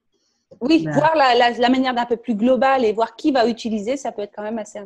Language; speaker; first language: French; native; French